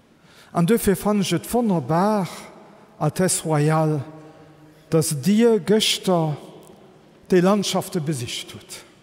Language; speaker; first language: German; non-native, local second language; Luxembourgish